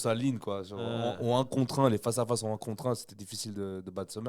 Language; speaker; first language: French; native; French